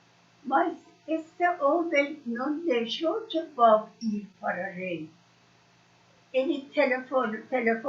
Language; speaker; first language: Portuguese; non-native, learner; Persian